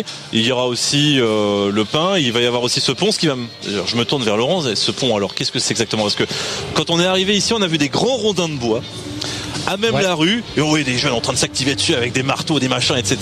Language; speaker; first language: French; native; French